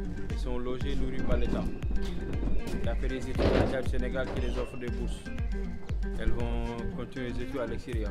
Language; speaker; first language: French; non-native, local second language; Wolof